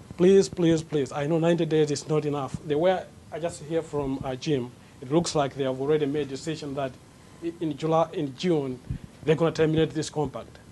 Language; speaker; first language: English; non-native, local second language; Nyanja